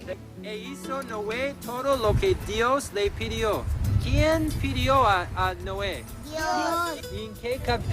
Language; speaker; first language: Spanish; non-native, learner; English